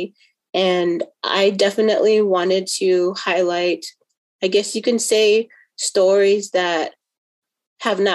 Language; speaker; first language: English; native; English